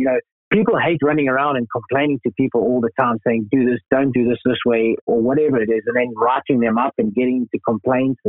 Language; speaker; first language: English; native; English